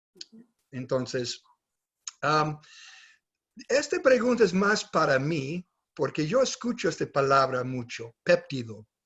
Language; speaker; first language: Spanish; non-native, fluent; English